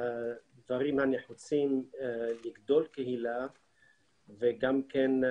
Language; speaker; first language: Hebrew; non-native, fluent; Arabic